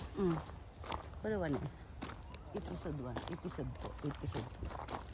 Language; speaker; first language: Japanese; non-native, learner; Filipino